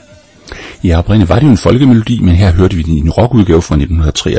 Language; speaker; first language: Danish; native; Danish